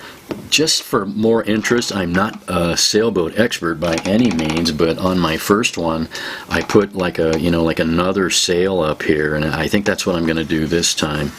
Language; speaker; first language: English; native; English